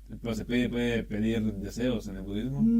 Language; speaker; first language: Spanish; native; Spanish